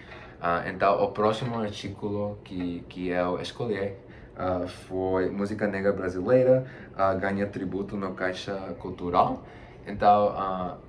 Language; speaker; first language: Portuguese; non-native, fluent; Spanish